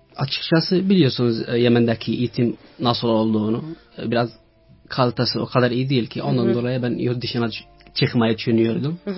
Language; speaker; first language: Turkish; non-native, fluent; Arabic